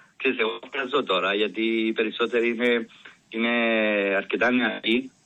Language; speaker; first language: Greek; non-native, fluent; Serbian